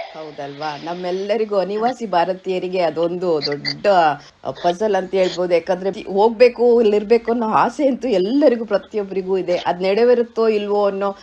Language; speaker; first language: Kannada; native; Kannada